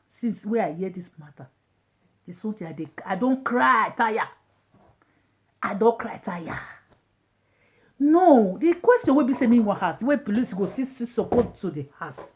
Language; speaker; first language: Nigerian Pidgin; non-native, local second language; Bini